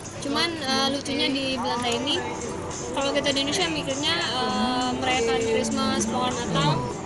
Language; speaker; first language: Indonesian; native; Indonesian